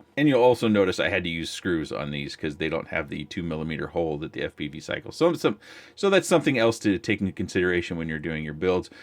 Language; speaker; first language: English; native; English